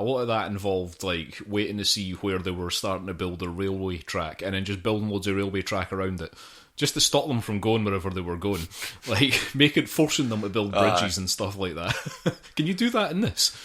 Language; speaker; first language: English; native; English